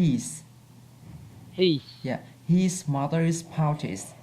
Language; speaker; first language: English; non-native, fluent; Vietnamese